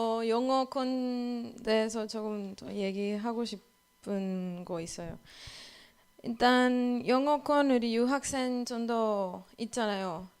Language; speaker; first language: Korean; non-native, learner; Spanish